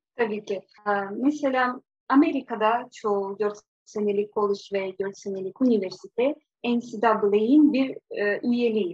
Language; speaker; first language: Turkish; non-native, fluent; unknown